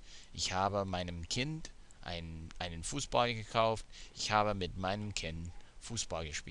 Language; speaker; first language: German; non-native, fluent; English